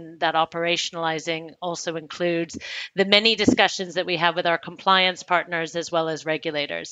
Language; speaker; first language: English; native; English